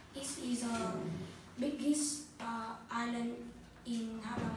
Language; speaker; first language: English; non-native, learner; Vietnamese